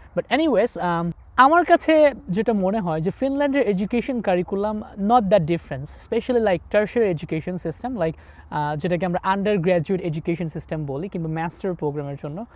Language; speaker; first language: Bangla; native; Bangla